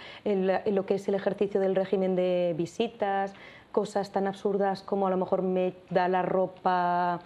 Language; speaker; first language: Spanish; native; Spanish